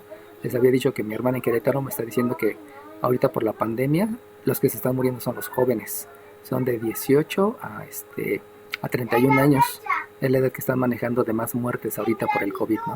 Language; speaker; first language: Spanish; native; Spanish